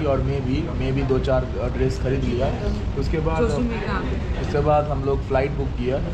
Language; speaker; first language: Hindi; non-native, local second language; Bangla